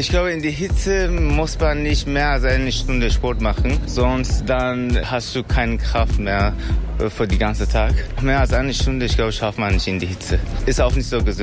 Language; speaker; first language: German; non-native, learner; Persian